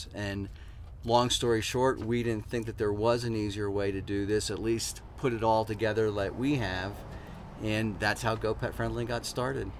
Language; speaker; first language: English; native; English